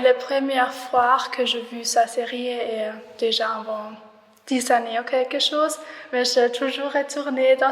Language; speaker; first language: French; non-native, learner; German